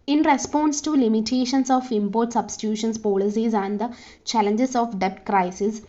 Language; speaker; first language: English; non-native, local second language; Malayalam